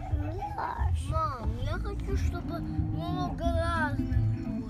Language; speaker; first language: Russian; early bilingual, heritage; Russian